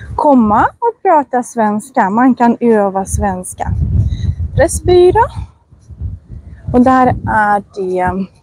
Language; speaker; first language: Swedish; non-native, fluent; Russian